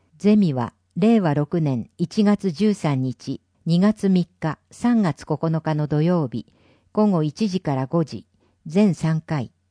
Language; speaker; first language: Japanese; native; Japanese